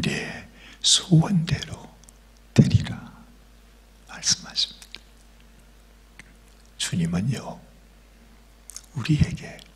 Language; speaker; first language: Korean; native; Korean